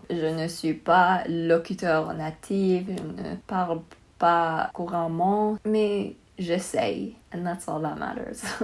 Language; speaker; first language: French; non-native, learner; Chinese